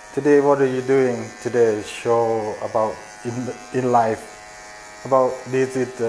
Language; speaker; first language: English; non-native, learner; Thai